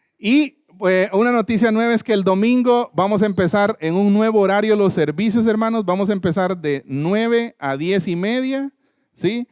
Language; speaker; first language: Spanish; native; Spanish